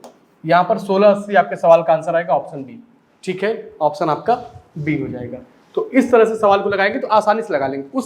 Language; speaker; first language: Hindi; native; Hindi